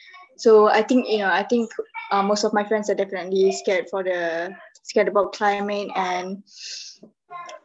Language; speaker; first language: English; non-native, local second language; Malay